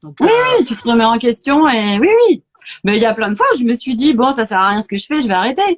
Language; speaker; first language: French; native; French